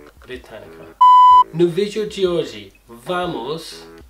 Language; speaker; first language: Portuguese; non-native, learner; English